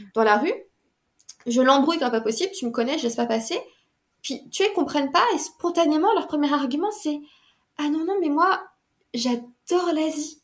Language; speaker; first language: French; early bilingual, other home language; Khmer